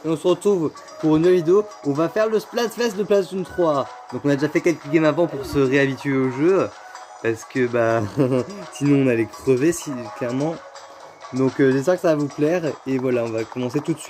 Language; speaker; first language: French; native; French